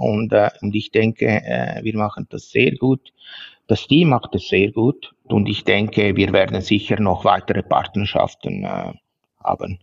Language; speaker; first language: German; non-native, fluent; Italian